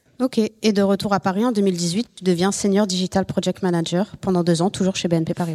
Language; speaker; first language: French; native; French